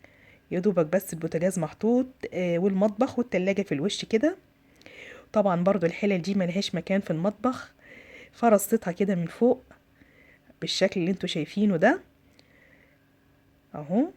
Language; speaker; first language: Arabic; native; Arabic